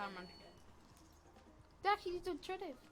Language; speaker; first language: Welsh; non-native, local second language; English